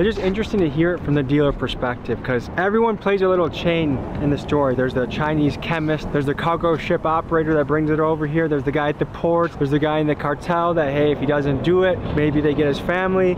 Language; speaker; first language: English; native; English